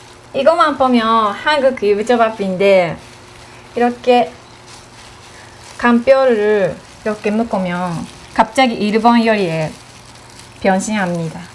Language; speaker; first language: Korean; non-native, fluent; Japanese